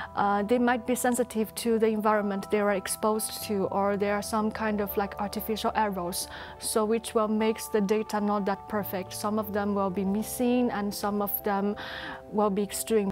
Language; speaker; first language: English; non-native, fluent; Chinese